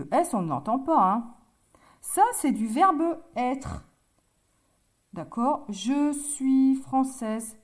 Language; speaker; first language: French; native; French